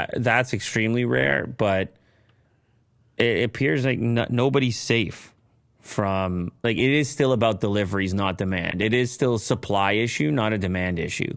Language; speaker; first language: English; native; English